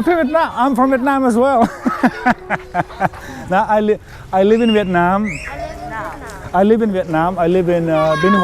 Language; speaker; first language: English; non-native, fluent; Lithuanian